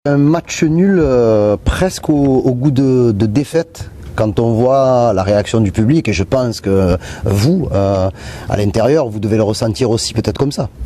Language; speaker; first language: French; native; French